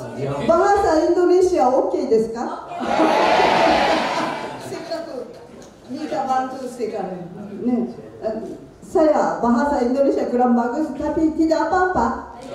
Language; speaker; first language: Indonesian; non-native, learner; Japanese